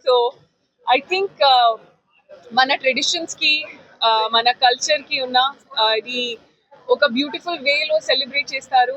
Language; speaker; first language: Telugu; non-native, fluent; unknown